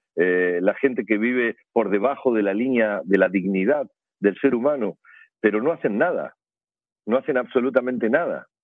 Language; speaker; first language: Spanish; native; Spanish